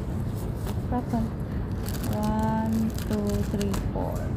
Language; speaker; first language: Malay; non-native, learner; Filipino